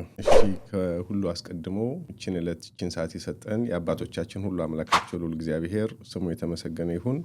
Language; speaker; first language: Amharic; native; Amharic